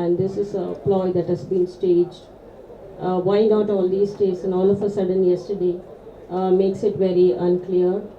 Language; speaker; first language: English; non-native, local second language; Tamil